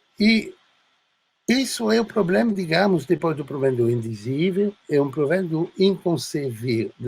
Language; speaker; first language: Portuguese; non-native, fluent; French